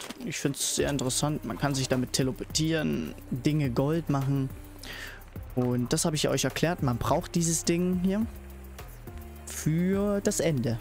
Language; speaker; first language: German; native; German